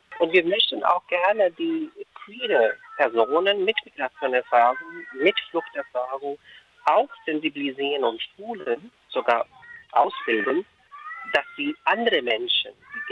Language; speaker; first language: German; non-native, fluent; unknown